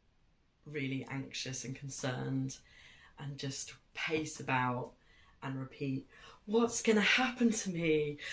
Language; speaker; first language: English; native; English